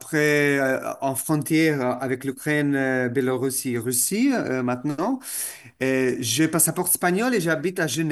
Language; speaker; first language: French; non-native, fluent; Russian